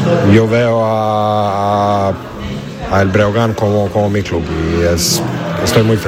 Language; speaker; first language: Spanish; non-native, learner; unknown